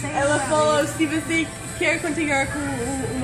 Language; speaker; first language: Portuguese; non-native, fluent; English